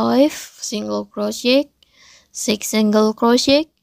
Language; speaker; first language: English; non-native, local second language; Indonesian